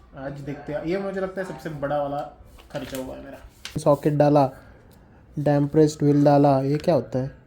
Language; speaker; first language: Hindi; non-native, local second language; Marathi